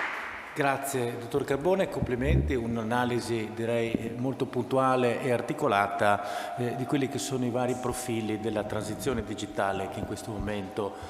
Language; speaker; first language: Italian; native; Italian